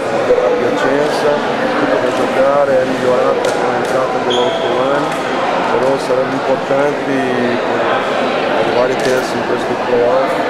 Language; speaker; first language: Italian; non-native, fluent; Portuguese